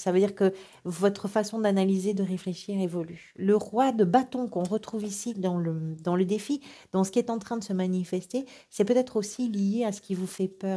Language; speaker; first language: French; native; French